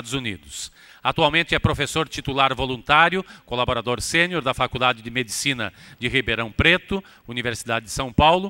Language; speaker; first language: Portuguese; native; Portuguese